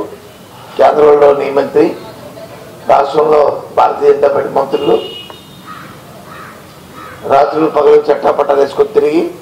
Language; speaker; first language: Telugu; native; Telugu